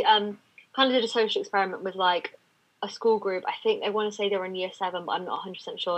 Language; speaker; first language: English; native; English